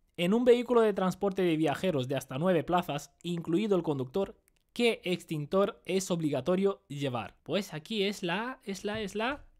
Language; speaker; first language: Spanish; non-native, fluent; Romanian